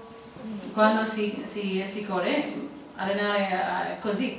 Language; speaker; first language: Italian; non-native, learner; English